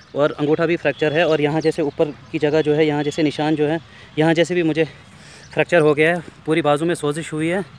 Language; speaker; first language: Hindi; native; Hindi